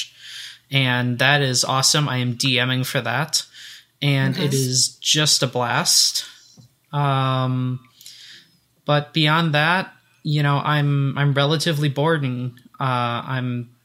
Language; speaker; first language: English; native; English